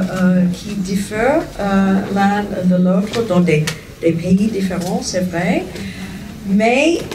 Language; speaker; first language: French; non-native, fluent; English